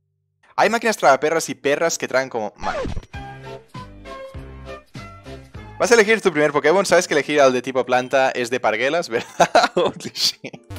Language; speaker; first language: Spanish; native; Spanish